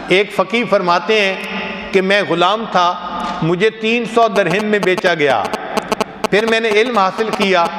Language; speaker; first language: Urdu; non-native, local second language; Punjabi